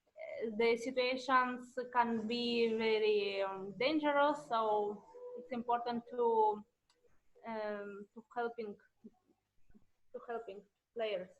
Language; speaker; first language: English; non-native, learner; Russian